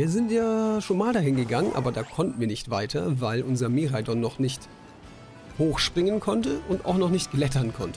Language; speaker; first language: German; native; German